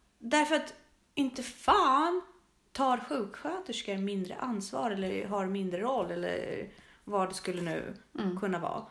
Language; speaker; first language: Swedish; early bilingual, other home language; Russian